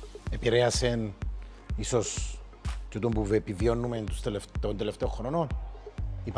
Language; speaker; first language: Greek; native; Greek